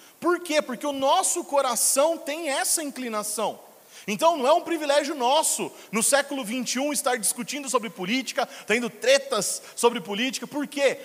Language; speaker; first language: Portuguese; native; Portuguese